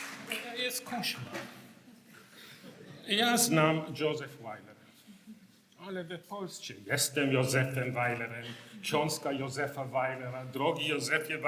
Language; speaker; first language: Polish; non-native, learner; English